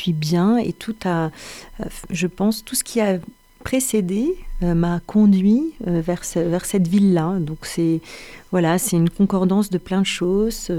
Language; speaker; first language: French; native; French